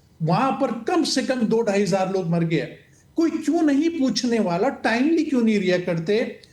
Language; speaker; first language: Urdu; non-native, local second language; Punjabi